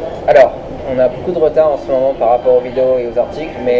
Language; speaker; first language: French; native; French